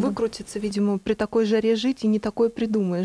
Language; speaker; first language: Russian; native; Russian